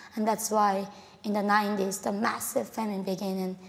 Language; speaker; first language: English; non-native, fluent; Korean